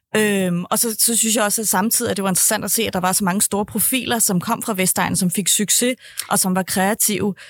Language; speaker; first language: Danish; native; Danish